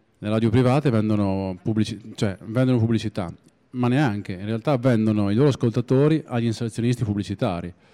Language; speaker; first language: Italian; native; Italian